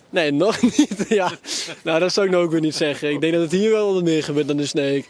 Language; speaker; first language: Dutch; native; Dutch